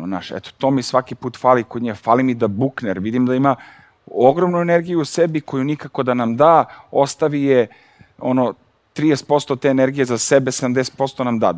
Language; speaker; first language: Serbian; native; Serbian